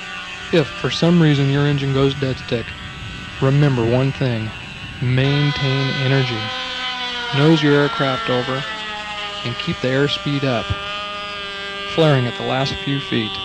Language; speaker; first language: English; native; English